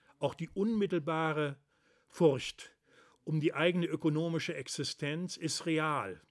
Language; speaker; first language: German; native; German